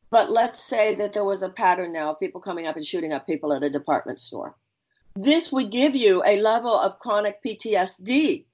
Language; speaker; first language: English; native; English